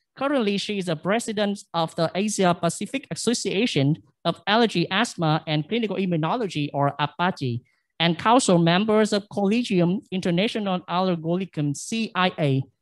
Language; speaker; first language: English; non-native, fluent; Vietnamese